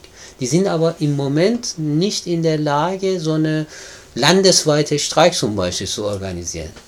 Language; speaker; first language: German; non-native, fluent; Persian